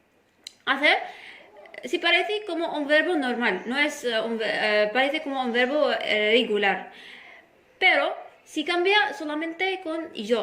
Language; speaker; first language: Spanish; non-native, fluent; Arabic